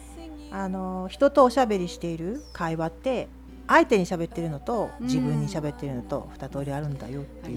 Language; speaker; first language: Japanese; native; Japanese